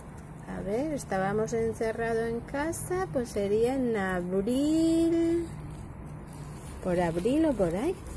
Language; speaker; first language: Spanish; native; Spanish